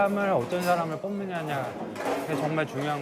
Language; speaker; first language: Korean; native; Korean